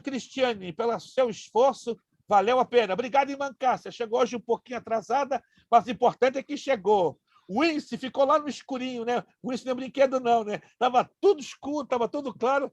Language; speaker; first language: Portuguese; native; Portuguese